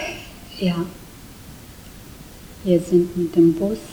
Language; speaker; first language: German; non-native, learner; Kurdish